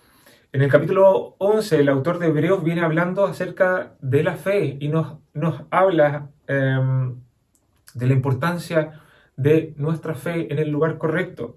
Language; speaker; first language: Spanish; native; Spanish